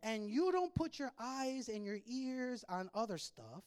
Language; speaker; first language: English; native; English